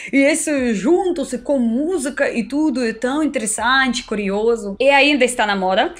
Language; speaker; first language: Portuguese; non-native, fluent; Russian